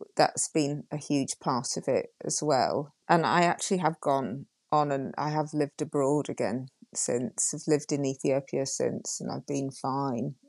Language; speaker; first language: English; native; English